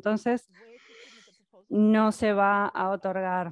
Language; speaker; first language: Spanish; native; Spanish